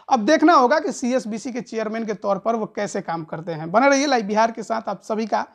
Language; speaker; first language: Hindi; native; Hindi